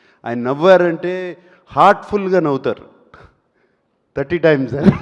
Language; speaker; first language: Telugu; native; Telugu